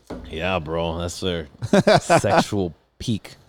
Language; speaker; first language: English; early bilingual, other home language; Spanish